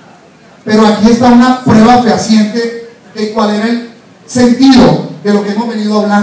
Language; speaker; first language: Spanish; native; Spanish